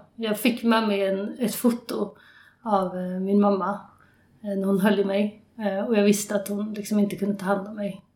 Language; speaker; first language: Swedish; native; Swedish